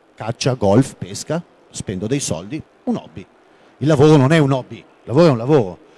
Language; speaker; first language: Italian; non-native, local second language; German